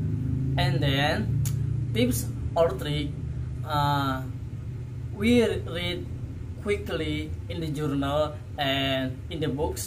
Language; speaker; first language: English; non-native, learner; Indonesian